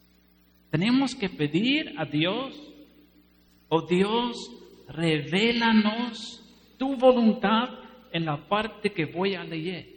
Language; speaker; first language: Spanish; non-native, fluent; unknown